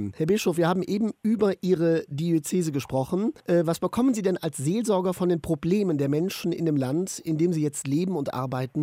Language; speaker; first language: German; native; German